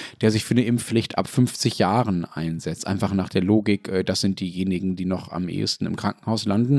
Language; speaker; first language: German; native; German